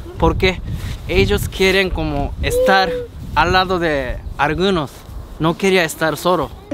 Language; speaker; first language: Spanish; non-native, learner; Japanese